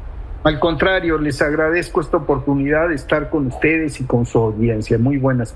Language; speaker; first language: Spanish; native; Spanish